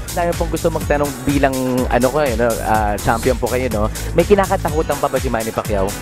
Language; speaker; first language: Filipino; native; Filipino